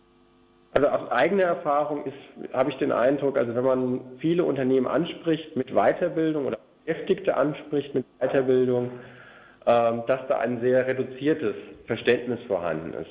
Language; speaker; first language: German; native; German